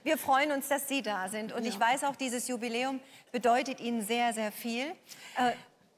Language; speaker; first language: German; native; German